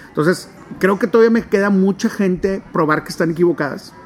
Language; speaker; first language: Spanish; non-native, local second language; English